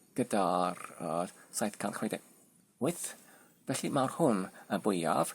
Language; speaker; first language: Welsh; non-native, learner; Polish